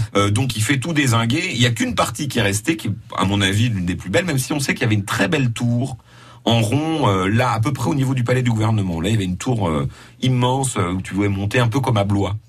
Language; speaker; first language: French; native; French